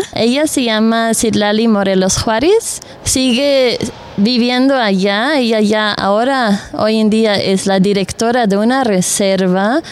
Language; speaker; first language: Spanish; non-native, fluent; Dutch